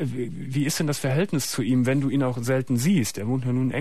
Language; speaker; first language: German; native; German